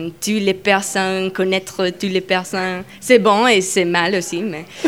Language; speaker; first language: French; non-native, learner; English